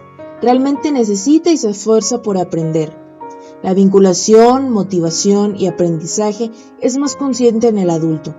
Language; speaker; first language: Spanish; native; Spanish